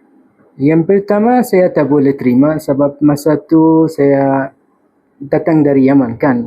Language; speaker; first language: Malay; non-native, fluent; Arabic